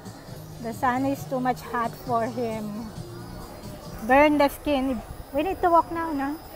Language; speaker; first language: English; non-native, learner; Filipino